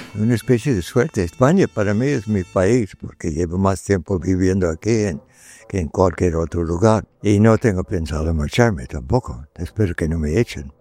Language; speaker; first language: Spanish; non-native, fluent; English